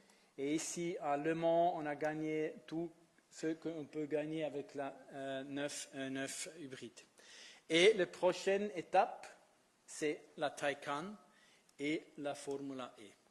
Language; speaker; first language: French; non-native, fluent; Italian